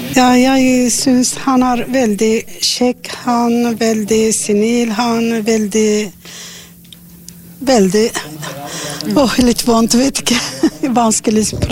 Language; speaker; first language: Norwegian; non-native, learner; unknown